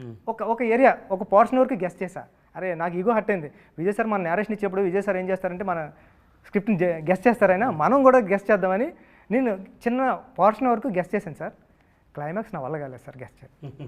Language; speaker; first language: Telugu; native; Telugu